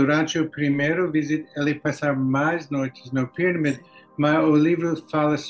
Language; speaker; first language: Portuguese; non-native, learner; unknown